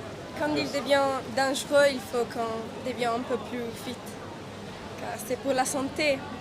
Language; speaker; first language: French; non-native, learner; English